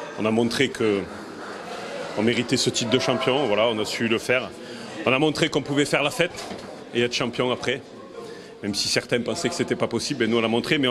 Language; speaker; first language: French; native; French